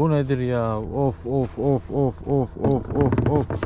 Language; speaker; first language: Turkish; native; Turkish